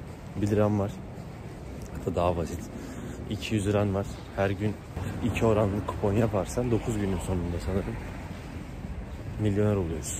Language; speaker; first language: Turkish; native; Turkish